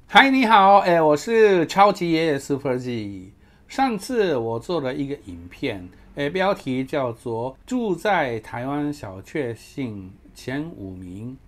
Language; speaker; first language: Chinese; non-native, fluent; Japanese